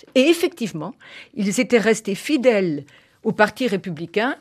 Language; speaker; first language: French; native; French